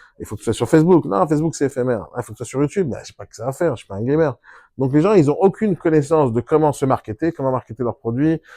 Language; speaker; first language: French; non-native, fluent; Hebrew